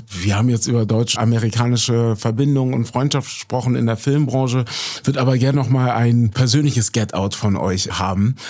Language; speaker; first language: German; native; German